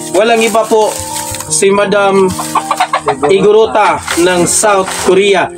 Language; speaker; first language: Filipino; non-native, local second language; Waray